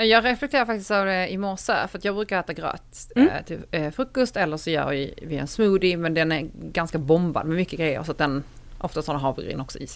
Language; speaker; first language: Swedish; native; Swedish